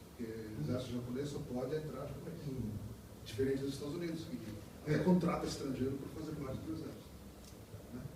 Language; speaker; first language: Portuguese; native; Portuguese